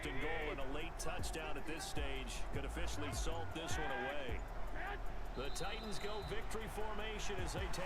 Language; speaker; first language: English; native; English